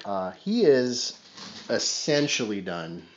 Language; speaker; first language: English; native; English